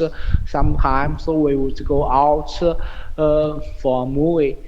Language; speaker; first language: English; non-native, learner; Chinese